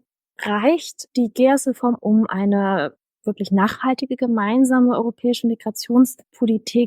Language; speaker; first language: German; native; German